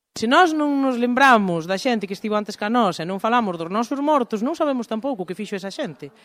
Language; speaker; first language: Galician; native; Galician